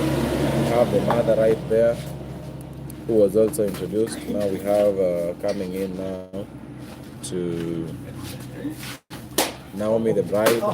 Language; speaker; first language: English; non-native, local second language; Swahili